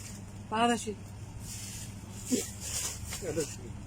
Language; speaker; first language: Arabic; non-native, learner; Bangla